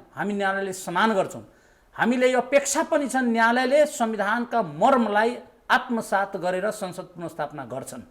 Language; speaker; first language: Nepali; non-native, local second language; Maithili